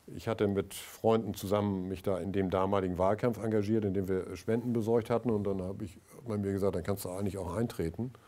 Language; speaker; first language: German; native; German